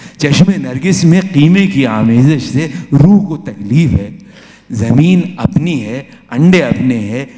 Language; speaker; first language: Urdu; native; Urdu